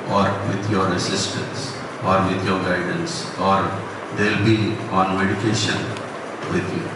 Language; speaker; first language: English; non-native, local second language; Telugu